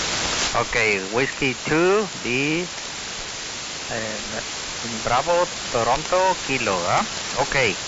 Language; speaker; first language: English; non-native, learner; Spanish